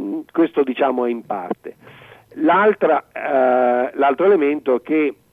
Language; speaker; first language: Italian; native; Italian